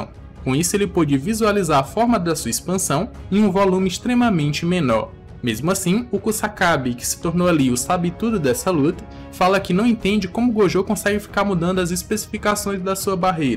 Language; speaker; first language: Portuguese; native; Portuguese